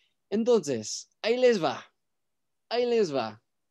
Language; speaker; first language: Spanish; native; Spanish